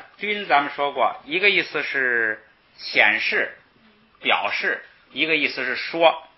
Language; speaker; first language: Chinese; native; Chinese